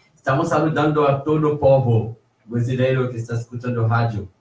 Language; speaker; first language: Portuguese; non-native, learner; Haitian Creole